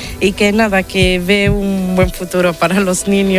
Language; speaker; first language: Spanish; non-native, fluent; Italian